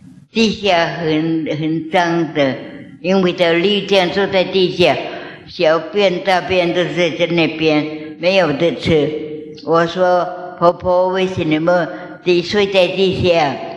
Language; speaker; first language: Chinese; non-native, learner; Min Nan Chinese